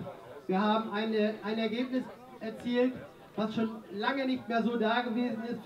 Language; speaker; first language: German; native; German